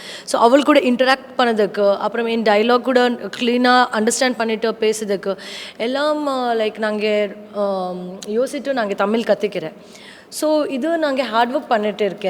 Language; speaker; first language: Tamil; non-native, learner; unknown